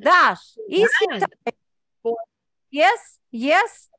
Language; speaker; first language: English; non-native, fluent; Ukrainian